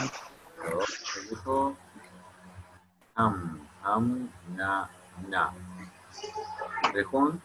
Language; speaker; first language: Persian; non-native, fluent; Urdu